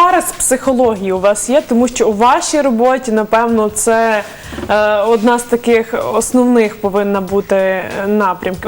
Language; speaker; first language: Ukrainian; native; Ukrainian